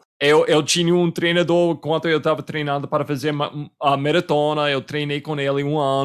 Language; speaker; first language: Portuguese; non-native, fluent; English